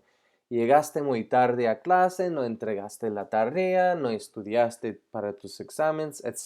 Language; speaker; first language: Spanish; non-native, fluent; English